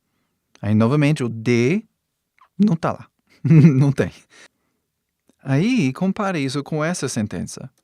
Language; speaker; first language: Portuguese; non-native, fluent; English